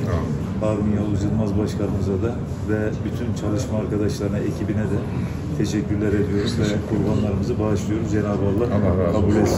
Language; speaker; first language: Turkish; native; Turkish